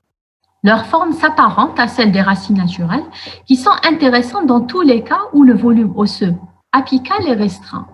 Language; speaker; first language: French; non-native, local second language; Arabic